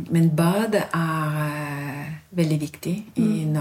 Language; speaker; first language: Norwegian; non-native, fluent; French